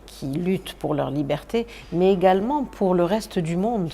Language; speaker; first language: French; non-native, local second language; Arabic